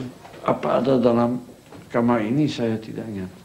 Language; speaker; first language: Indonesian; non-native, local second language; Dutch